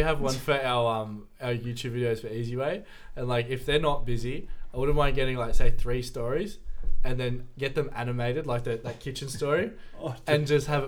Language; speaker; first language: English; native; English